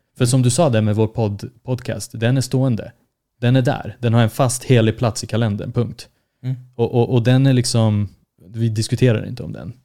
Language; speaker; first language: Swedish; early bilingual, other home language; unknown